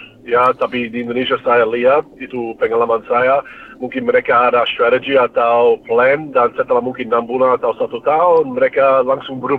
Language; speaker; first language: Indonesian; non-native, fluent; English